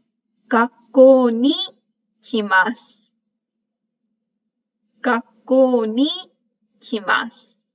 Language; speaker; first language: Japanese; non-native, fluent; English